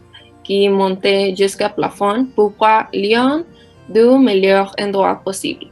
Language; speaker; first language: French; non-native, learner; Spanish